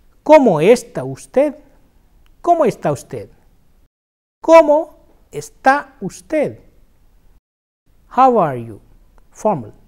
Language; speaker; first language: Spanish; non-native, fluent; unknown